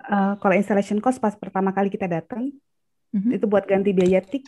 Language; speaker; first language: Indonesian; native; Indonesian